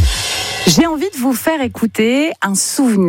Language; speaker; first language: French; native; French